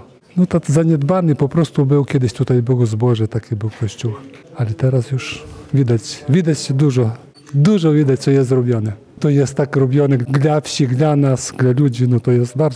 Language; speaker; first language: Polish; early bilingual, heritage; Polish